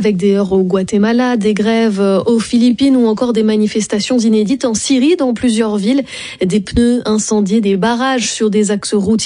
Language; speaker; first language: French; native; French